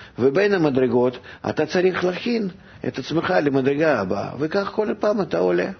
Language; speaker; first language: Hebrew; non-native, fluent; Russian